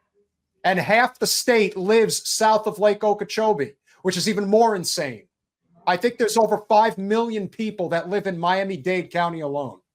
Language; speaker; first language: English; native; English